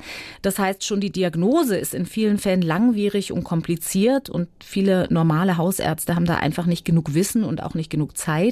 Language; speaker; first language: German; native; German